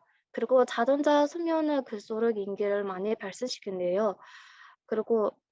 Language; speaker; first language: Korean; non-native, learner; Mongolian